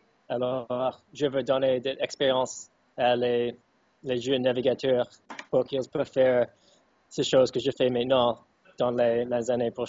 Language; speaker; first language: French; non-native, fluent; English